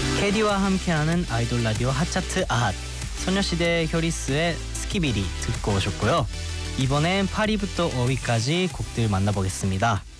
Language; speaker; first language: Korean; non-native, fluent; Japanese